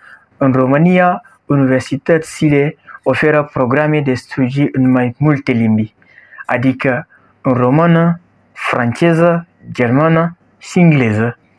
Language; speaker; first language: Romanian; non-native, learner; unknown